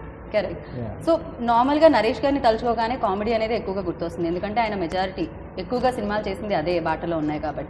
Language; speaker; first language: Telugu; native; Telugu